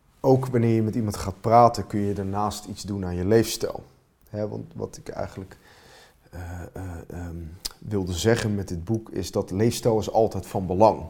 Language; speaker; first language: Dutch; non-native, fluent; Finnish